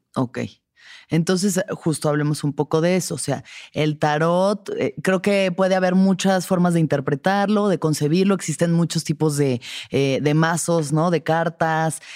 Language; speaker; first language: Spanish; native; Spanish